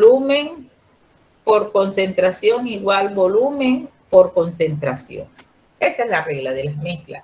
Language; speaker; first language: Spanish; native; Spanish